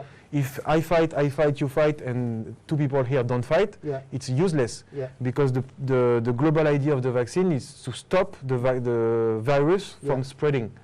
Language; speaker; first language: English; non-native, fluent; French